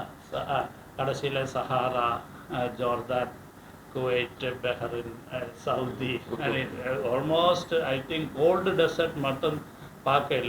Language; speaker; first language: Tamil; non-native, learner; Malayalam